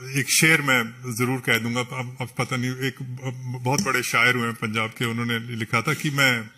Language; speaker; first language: Hindi; non-native, local second language; Punjabi